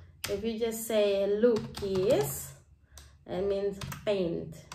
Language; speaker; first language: English; non-native, fluent; Indonesian